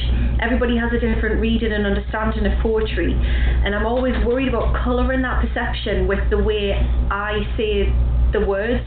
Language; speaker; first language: English; native; English